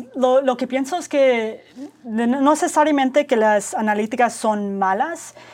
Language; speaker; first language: Spanish; early bilingual, heritage; Spanish